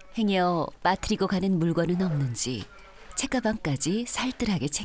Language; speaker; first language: Korean; native; Korean